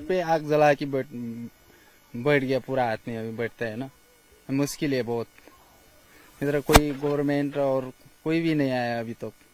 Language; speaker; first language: Hindi; non-native, local second language; Nepali